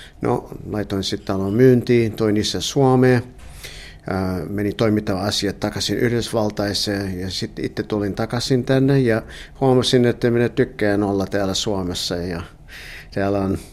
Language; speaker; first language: Finnish; early bilingual, heritage; English